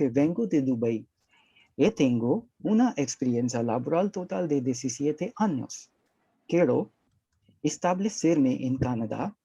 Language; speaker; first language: Spanish; non-native, learner; Hindi